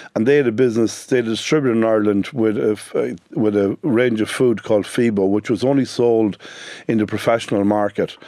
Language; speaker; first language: English; native; English